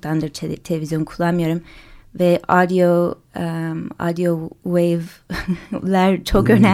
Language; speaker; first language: Turkish; early bilingual, heritage; English